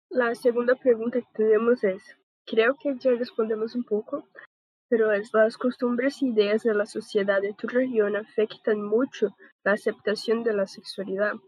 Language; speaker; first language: Spanish; non-native, learner; Portuguese